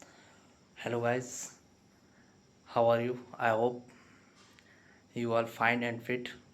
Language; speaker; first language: English; non-native, learner; Hindi